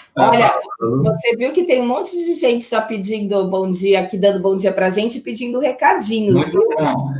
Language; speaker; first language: Portuguese; native; Portuguese